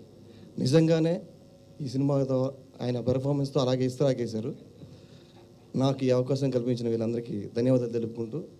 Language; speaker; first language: Telugu; native; Telugu